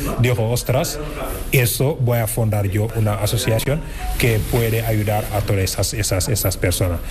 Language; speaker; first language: Spanish; non-native, fluent; Wolof